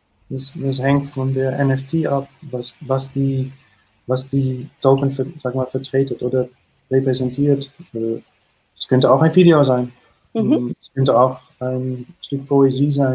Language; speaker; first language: German; non-native, fluent; Dutch